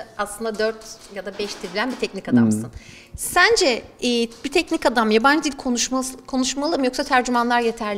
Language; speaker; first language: Turkish; native; Turkish